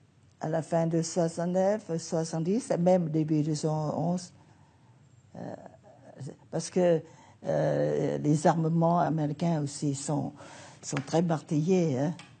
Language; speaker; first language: French; non-native, fluent; Vietnamese